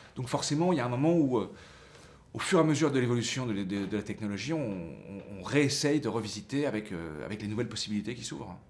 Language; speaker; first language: French; native; French